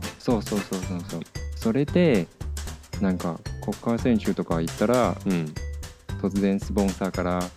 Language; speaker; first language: Japanese; non-native, fluent; Chinese